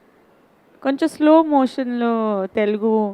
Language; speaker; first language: Telugu; non-native, fluent; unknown